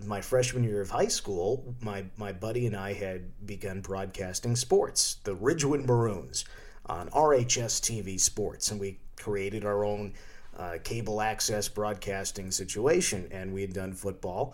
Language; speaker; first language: English; native; English